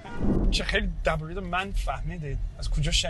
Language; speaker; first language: Persian; non-native, fluent; English